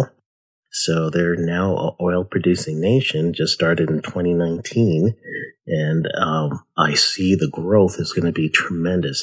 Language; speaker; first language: English; native; English